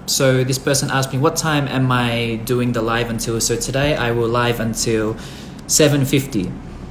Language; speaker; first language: English; early bilingual, other home language; Thai